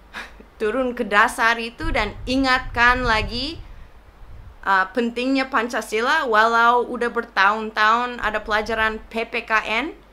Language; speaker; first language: Indonesian; non-native, fluent; English